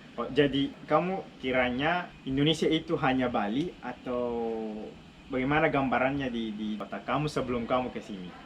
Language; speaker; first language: Indonesian; non-native, fluent; Arabic